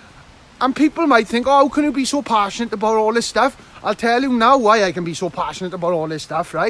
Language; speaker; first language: English; native; English